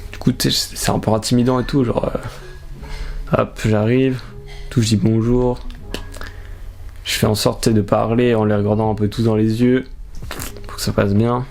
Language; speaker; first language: French; native; French